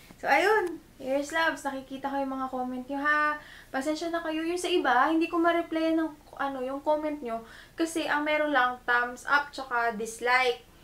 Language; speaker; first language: Filipino; native; Filipino